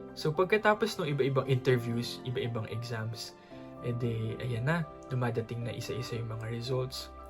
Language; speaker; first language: Filipino; native; Filipino